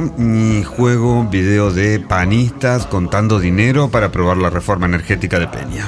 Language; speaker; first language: Spanish; native; Spanish